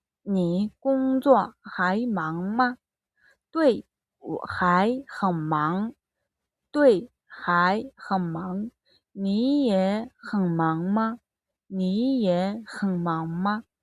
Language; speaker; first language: Chinese; non-native, fluent; Mongolian